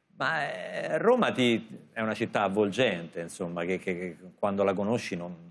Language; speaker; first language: Italian; native; Italian